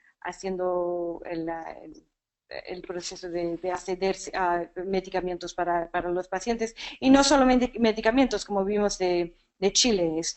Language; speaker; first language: Spanish; non-native, fluent; English